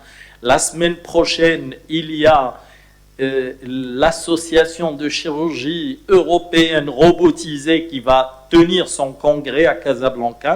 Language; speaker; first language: French; non-native, local second language; Arabic